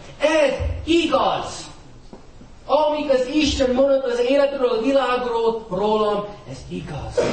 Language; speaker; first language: Hungarian; non-native, fluent; English